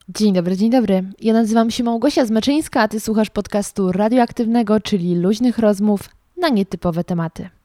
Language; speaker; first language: Polish; native; Polish